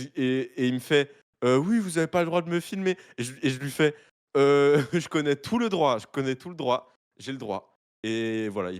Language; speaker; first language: French; native; French